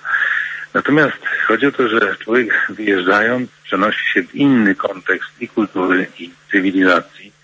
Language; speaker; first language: Polish; native; Polish